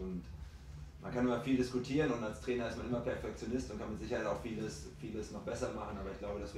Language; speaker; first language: German; native; German